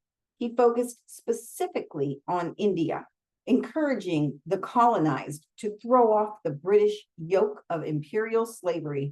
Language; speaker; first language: English; native; English